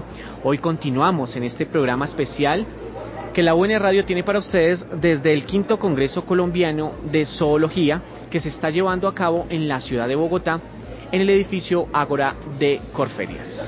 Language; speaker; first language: Spanish; native; Spanish